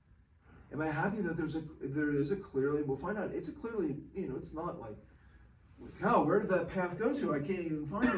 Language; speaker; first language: English; native; English